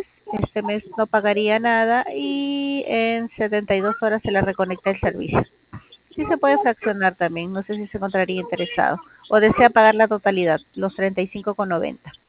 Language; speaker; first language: Spanish; native; Spanish